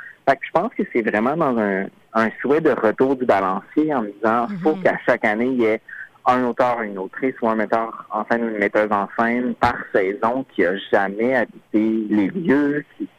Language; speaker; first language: French; native; French